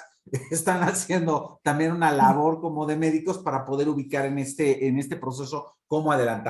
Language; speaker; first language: Spanish; native; Spanish